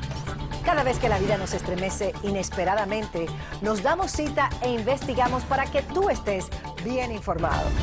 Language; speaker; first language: Spanish; native; Spanish